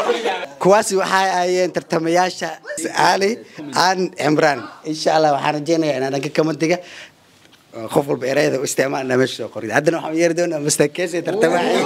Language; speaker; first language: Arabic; non-native, learner; Somali